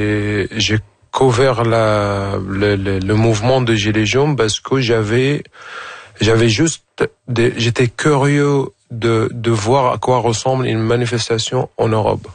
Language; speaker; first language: French; non-native, fluent; Arabic